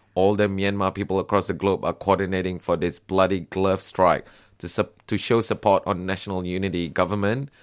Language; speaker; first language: English; non-native, local second language; Malay